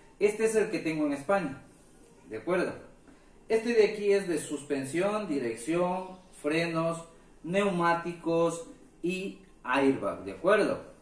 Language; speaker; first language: Spanish; native; Spanish